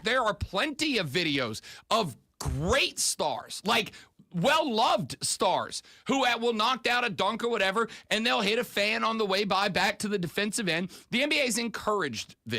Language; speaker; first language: English; native; English